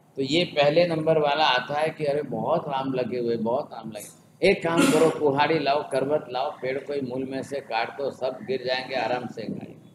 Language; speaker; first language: Hindi; non-native, local second language; Gujarati